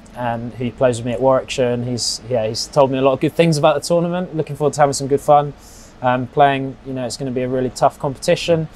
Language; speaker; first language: English; native; English